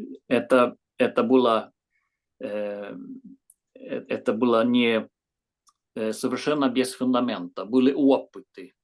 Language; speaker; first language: Russian; non-native, fluent; Swedish